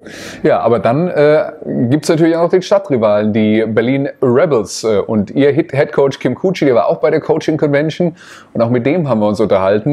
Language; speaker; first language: German; native; German